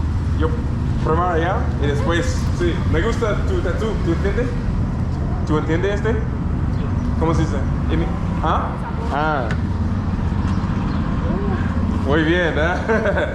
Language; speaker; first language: Spanish; non-native, learner; English